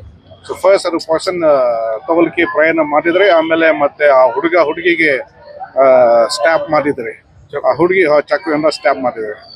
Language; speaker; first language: Kannada; non-native, fluent; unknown